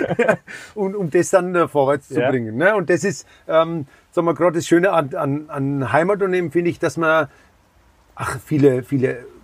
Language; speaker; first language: German; native; German